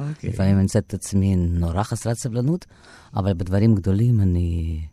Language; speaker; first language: Hebrew; non-native, fluent; Russian